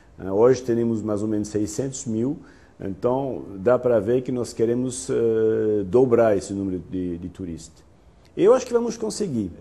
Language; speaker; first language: Portuguese; non-native, fluent; French